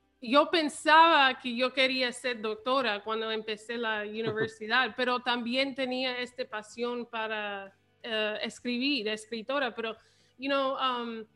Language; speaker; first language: Spanish; early bilingual, heritage; English